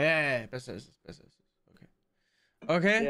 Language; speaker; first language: German; native; German